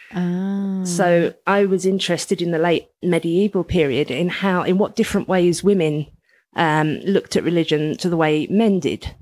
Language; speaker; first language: English; native; English